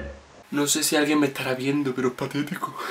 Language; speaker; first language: Spanish; native; Spanish